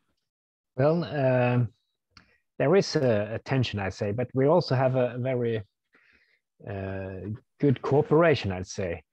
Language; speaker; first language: English; non-native, fluent; Swedish